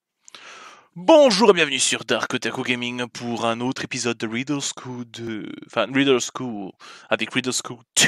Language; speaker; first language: French; native; French